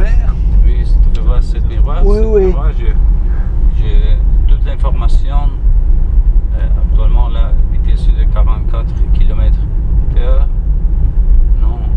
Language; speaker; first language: French; non-native, learner; Spanish